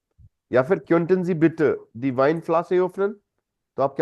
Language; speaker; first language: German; non-native, fluent; Hindi